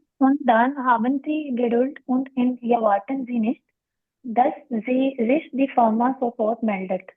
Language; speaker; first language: German; non-native, learner; Urdu